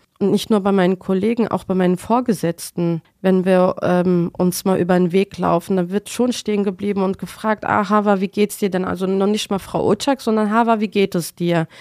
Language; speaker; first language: German; early bilingual, other home language; Turkish